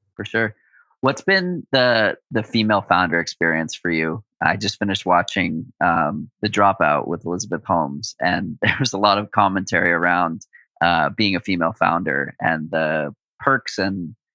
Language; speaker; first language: English; native; English